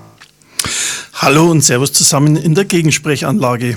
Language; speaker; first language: German; native; German